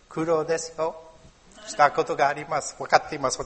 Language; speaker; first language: Japanese; non-native, learner; English